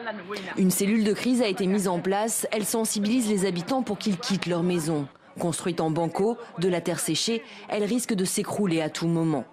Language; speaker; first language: French; native; French